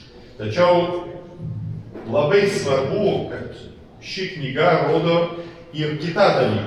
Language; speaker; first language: Lithuanian; non-native, learner; Belarusian